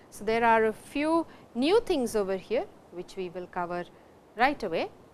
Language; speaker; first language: English; non-native, local second language; Hindi